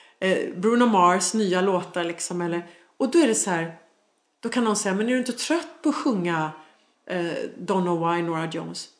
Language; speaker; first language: Swedish; native; Swedish